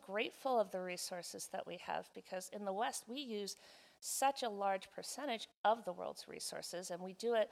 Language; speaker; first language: English; native; English